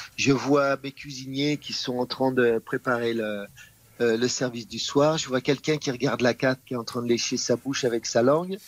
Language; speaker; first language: French; non-native, fluent; Dutch